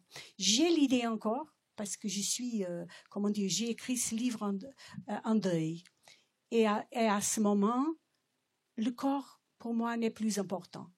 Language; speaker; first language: French; non-native, fluent; Portuguese